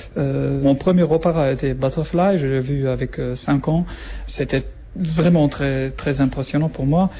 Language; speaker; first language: French; non-native, learner; German